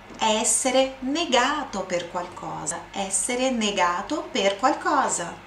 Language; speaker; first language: Italian; non-native, fluent; Portuguese